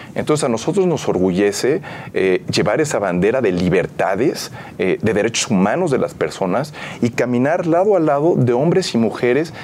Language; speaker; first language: Spanish; native; Spanish